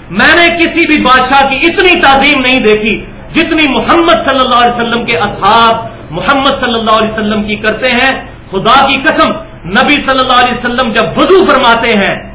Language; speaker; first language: Urdu; non-native, local second language; Punjabi